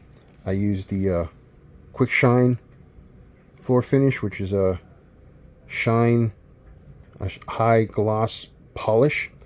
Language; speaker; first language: English; native; English